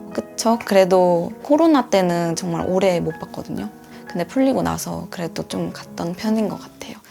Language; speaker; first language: Korean; early bilingual, other home language; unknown